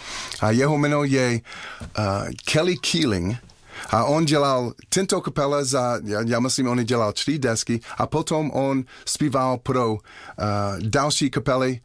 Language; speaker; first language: Czech; non-native, learner; English